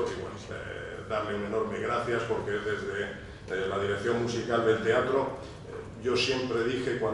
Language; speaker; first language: Spanish; native; Spanish